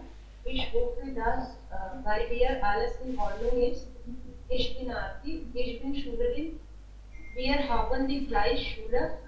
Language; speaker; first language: German; non-native, learner; Hindi